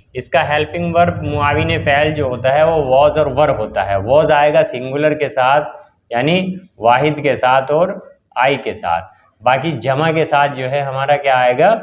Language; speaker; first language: Urdu; native; Urdu